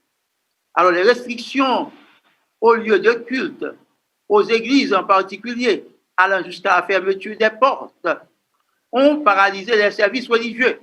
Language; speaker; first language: French; non-native, local second language; Haitian Creole